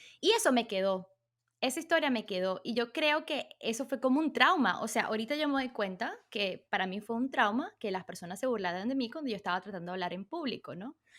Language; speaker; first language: Spanish; early bilingual, other home language; Portuguese